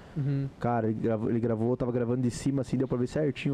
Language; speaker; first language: Portuguese; native; Portuguese